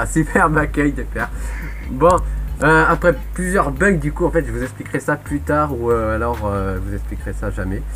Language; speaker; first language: French; native; French